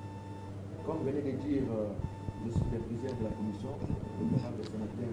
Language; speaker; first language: French; non-native, local second language; Lingala